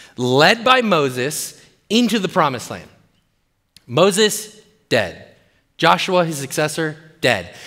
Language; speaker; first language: English; native; English